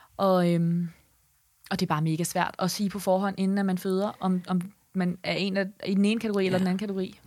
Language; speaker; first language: Danish; native; Danish